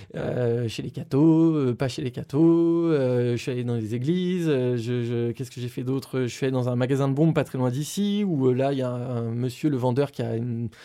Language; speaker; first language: French; native; French